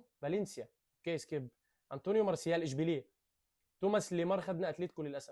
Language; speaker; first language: Arabic; native; Arabic